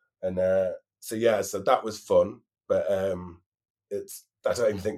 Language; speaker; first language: English; native; English